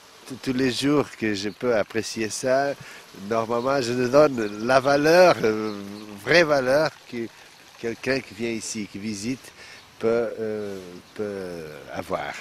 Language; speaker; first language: French; non-native, fluent; Portuguese